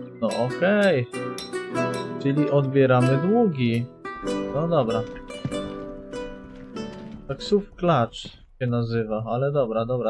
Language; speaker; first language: Polish; native; Polish